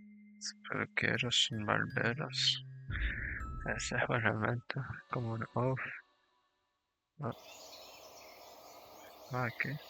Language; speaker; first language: Spanish; non-native, learner; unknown